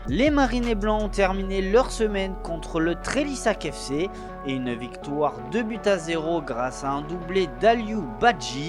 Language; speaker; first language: French; native; French